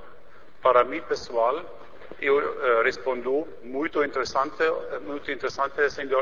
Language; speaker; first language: Portuguese; non-native, learner; German